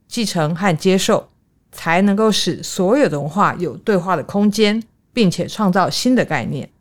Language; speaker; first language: Chinese; native; Chinese